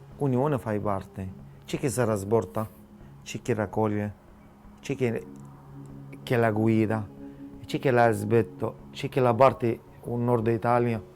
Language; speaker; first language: Italian; non-native, learner; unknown